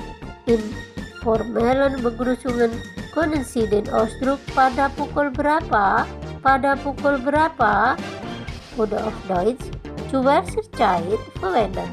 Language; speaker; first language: German; non-native, fluent; Indonesian